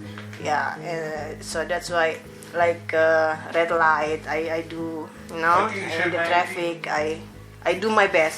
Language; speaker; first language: English; non-native, learner; Indonesian